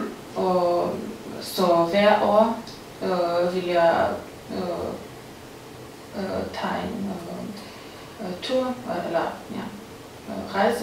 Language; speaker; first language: Danish; non-native, learner; Serbian